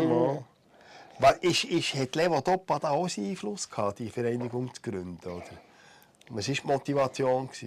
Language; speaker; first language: German; native; German